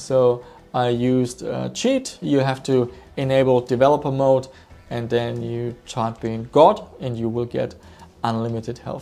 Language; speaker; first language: English; non-native, fluent; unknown